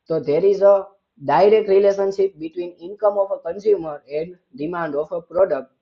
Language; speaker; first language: English; non-native, local second language; Gujarati